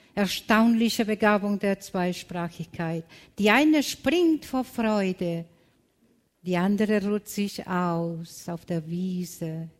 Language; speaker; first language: German; non-native, fluent; Spanish